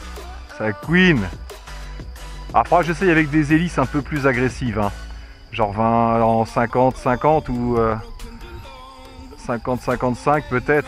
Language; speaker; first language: French; native; French